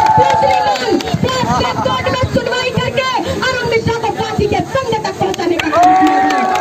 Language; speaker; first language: Hindi; native; Hindi